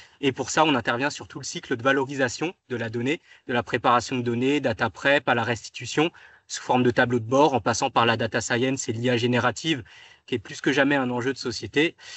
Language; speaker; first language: French; native; French